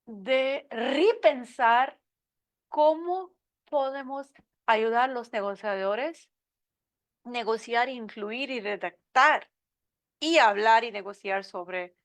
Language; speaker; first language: Spanish; non-native, learner; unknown